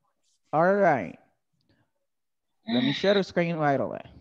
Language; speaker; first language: English; non-native, fluent; Haitian Creole